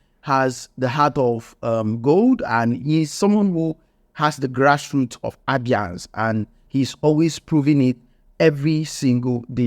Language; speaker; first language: English; non-native, local second language; Igbo